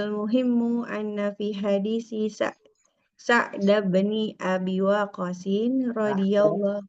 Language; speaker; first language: Arabic; non-native, learner; Indonesian